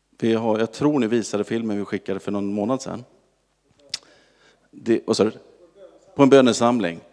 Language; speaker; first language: Swedish; native; Swedish